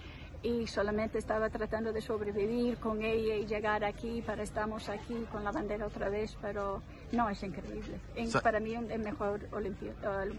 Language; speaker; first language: Spanish; non-native, fluent; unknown